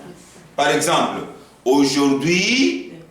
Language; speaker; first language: French; non-native, fluent; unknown